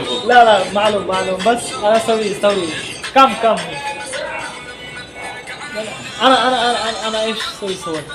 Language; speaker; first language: Arabic; non-native, learner; Bangla